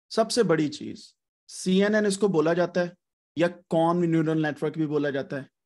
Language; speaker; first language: Urdu; non-native, local second language; Punjabi